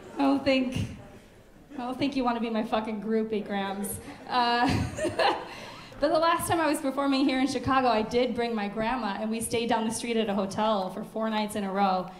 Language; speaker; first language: English; native; English